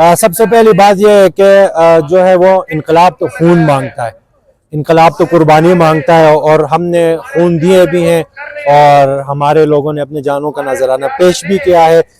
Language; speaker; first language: Urdu; non-native, local second language; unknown